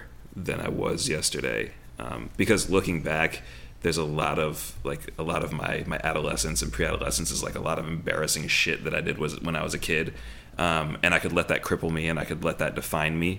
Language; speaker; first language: English; native; English